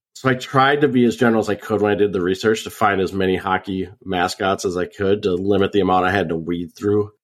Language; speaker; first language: English; native; English